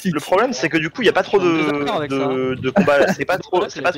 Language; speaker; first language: French; native; French